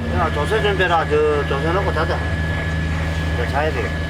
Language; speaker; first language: Korean; native; Korean